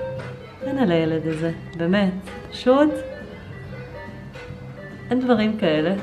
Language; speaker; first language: Hebrew; native; Hebrew